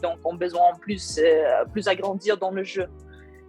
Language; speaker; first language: French; non-native, learner; Swedish